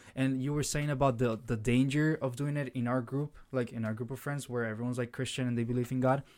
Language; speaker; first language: English; early bilingual, other home language; Spanish